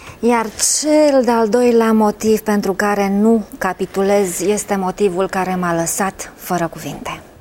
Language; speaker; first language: Romanian; native; Romanian